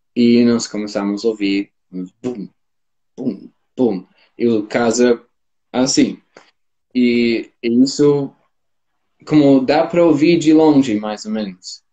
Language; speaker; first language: Portuguese; non-native, fluent; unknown